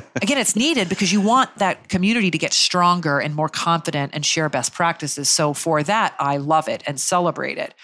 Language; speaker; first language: English; native; English